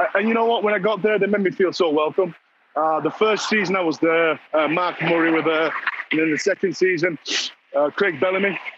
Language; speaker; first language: English; native; English